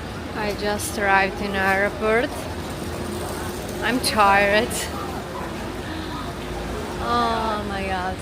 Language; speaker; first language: English; non-native, learner; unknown